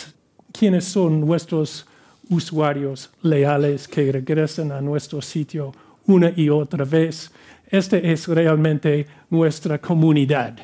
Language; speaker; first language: Spanish; non-native, fluent; English